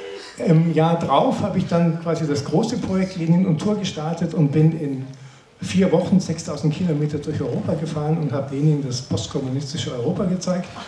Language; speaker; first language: German; native; German